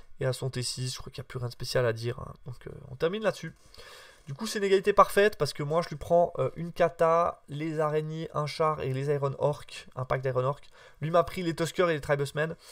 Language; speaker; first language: French; native; French